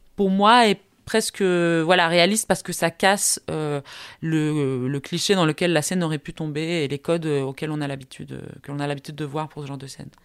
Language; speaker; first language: French; early bilingual, heritage; Spanish